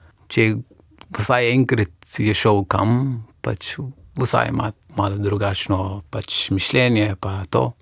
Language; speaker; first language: Slovenian; non-native, fluent; Persian